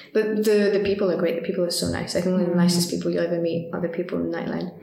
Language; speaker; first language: English; early bilingual, heritage; French